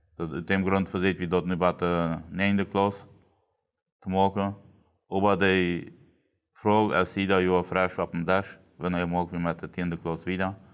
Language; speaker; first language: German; non-native, local second language; Plautdietsch